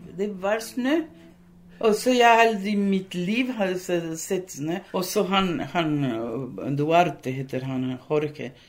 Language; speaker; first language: Norwegian; non-native, fluent; Spanish